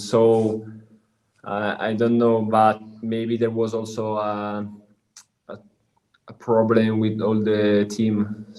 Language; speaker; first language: English; non-native, learner; Italian